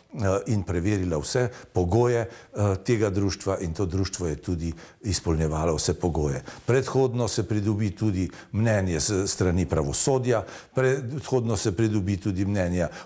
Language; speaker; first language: Slovenian; native; Slovenian